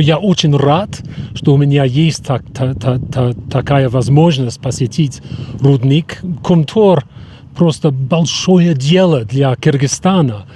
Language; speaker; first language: Russian; non-native, fluent; English